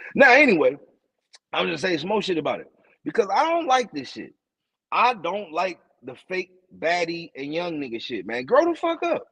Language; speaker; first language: English; native; English